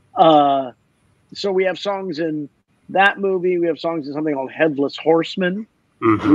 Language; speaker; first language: English; native; English